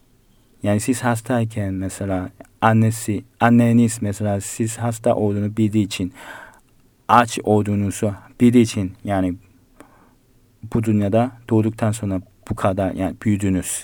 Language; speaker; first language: Turkish; non-native, learner; Korean